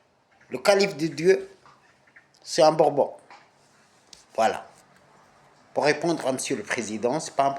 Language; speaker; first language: French; non-native, local second language; Arabic